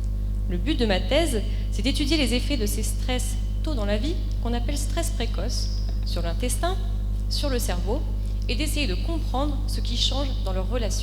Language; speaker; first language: French; native; French